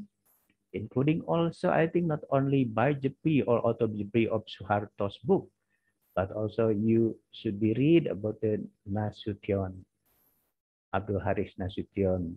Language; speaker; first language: English; non-native, learner; Indonesian